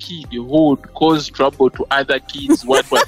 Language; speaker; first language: English; non-native, local second language; Ganda